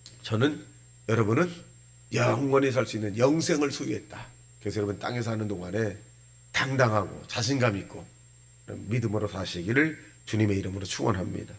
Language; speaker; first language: Korean; native; Korean